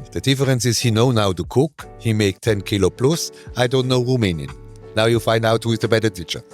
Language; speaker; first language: English; non-native, learner; German